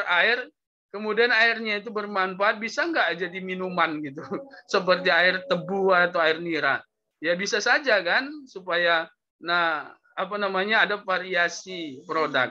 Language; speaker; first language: Indonesian; native; Indonesian